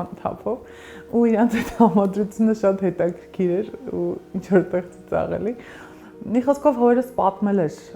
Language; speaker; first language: Armenian; native; Armenian